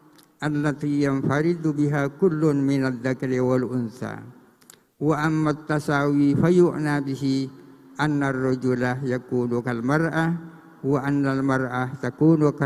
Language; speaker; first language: Arabic; non-native, fluent; Indonesian